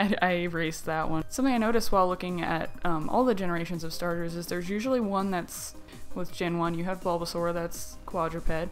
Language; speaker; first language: English; native; English